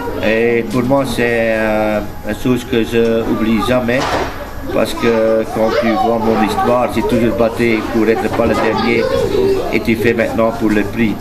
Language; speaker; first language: French; non-native, learner; Dutch